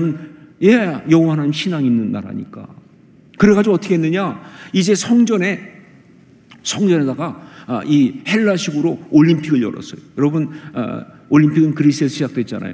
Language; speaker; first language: Korean; native; Korean